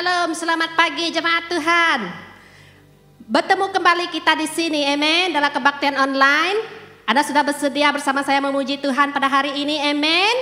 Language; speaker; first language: Indonesian; non-native, local second language; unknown